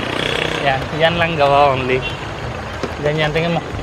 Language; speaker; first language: Filipino; non-native, learner; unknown